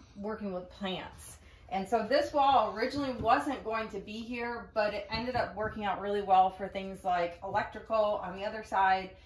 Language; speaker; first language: English; native; English